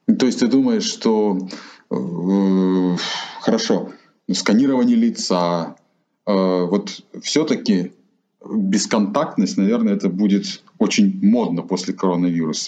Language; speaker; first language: Russian; native; Russian